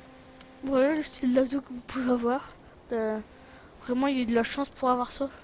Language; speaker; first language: French; native; French